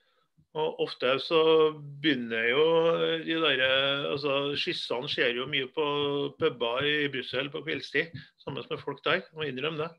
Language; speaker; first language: Norwegian; native; Norwegian